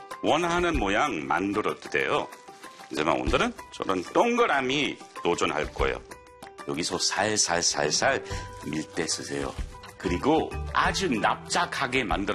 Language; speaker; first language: Korean; non-native, learner; English